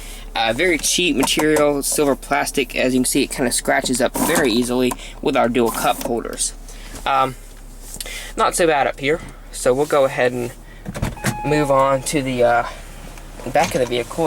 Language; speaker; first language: English; native; English